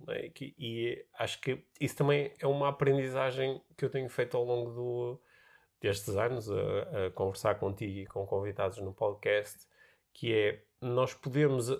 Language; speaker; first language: Portuguese; native; Portuguese